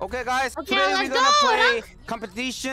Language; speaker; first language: English; non-native, learner; Korean